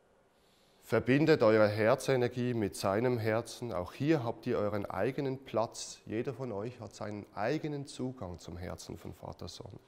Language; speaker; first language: German; native; German